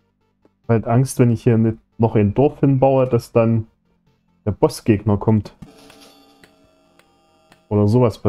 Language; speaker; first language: German; native; German